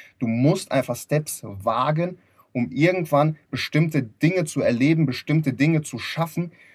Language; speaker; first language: German; early bilingual, other home language; Lithuanian